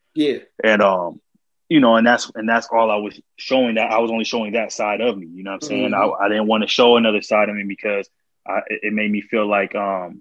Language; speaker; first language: English; native; English